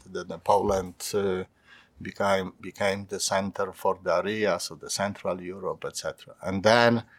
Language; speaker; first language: English; non-native, fluent; Polish